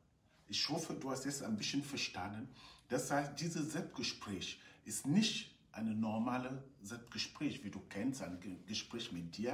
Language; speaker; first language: German; non-native, fluent; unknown